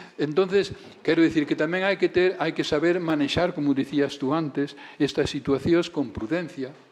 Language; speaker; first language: Galician; native; Galician